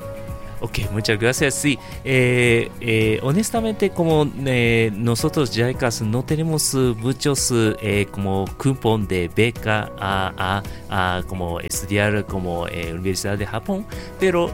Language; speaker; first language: Spanish; non-native, learner; Japanese